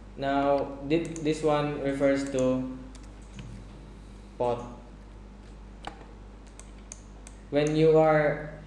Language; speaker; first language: English; non-native, fluent; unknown